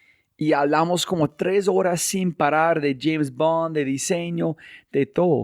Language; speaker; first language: Spanish; non-native, fluent; English